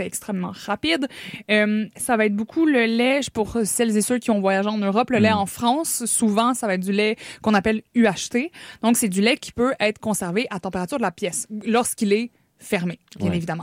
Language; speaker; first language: French; native; French